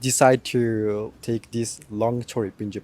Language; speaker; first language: English; non-native, learner; Japanese